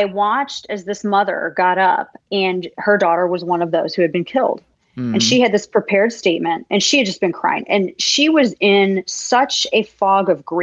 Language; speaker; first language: English; native; English